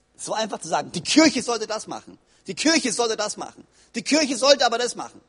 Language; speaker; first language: German; native; German